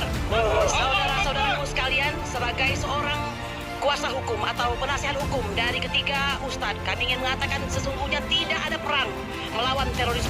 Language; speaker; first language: Indonesian; native; Indonesian